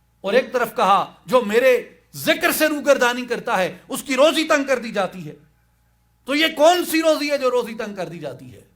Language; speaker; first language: Urdu; non-native, local second language; Saraiki